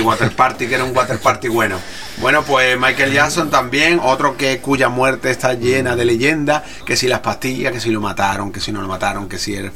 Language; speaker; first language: Spanish; native; Spanish